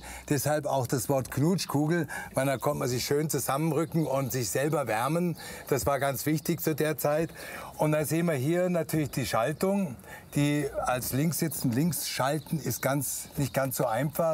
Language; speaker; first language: German; native; German